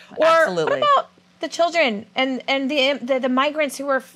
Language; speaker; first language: English; native; English